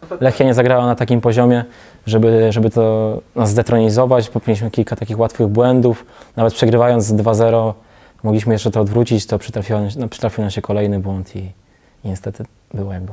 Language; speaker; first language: Polish; native; Polish